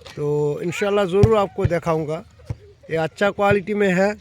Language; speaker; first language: Hindi; non-native, local second language; Bangla